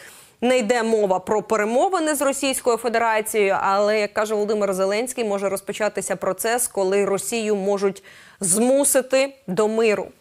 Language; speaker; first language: Ukrainian; native; Ukrainian